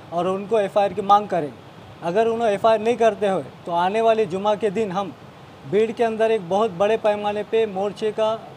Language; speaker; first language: Hindi; non-native, local second language; Urdu